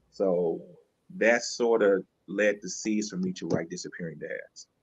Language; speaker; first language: English; native; English